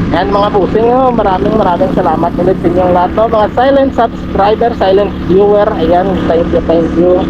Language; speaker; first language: Filipino; non-native, local second language; Hiligaynon